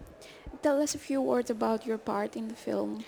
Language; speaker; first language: English; non-native, fluent; Greek